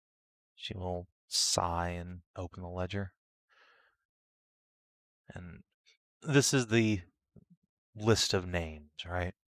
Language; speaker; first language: English; native; English